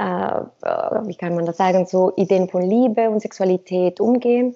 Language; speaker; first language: German; non-native, fluent; Spanish